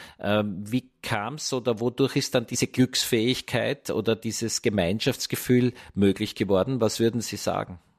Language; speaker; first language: German; native; German